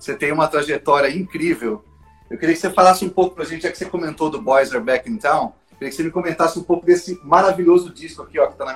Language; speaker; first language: Portuguese; native; Portuguese